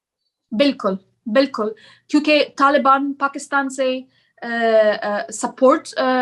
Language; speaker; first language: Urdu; non-native, learner; Persian